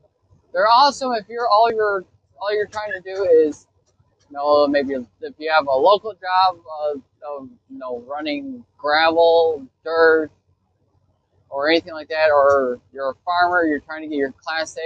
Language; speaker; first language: English; native; English